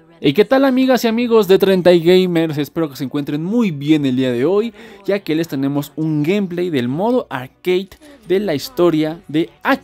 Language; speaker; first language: Spanish; native; Spanish